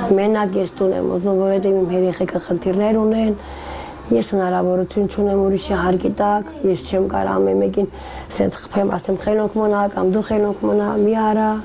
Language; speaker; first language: Armenian; native; Armenian